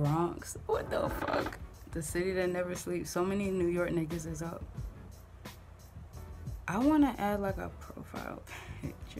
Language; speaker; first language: English; native; English